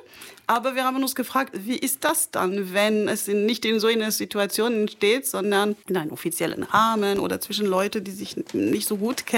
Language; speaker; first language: German; non-native, fluent; French